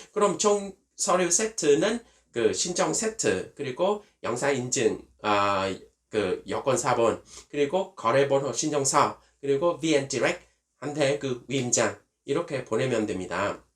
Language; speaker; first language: Korean; non-native, fluent; Vietnamese